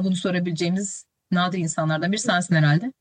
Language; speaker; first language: Turkish; native; Turkish